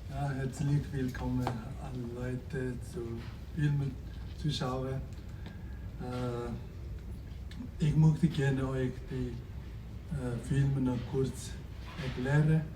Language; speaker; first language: German; non-native, learner; Tibetan